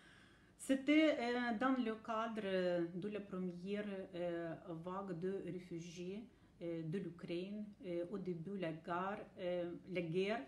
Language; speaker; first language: French; non-native, learner; Ukrainian